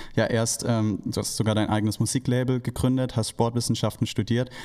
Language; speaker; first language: German; native; German